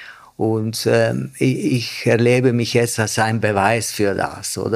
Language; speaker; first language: German; non-native, fluent; Bulgarian